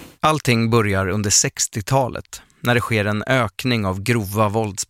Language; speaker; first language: Swedish; native; Swedish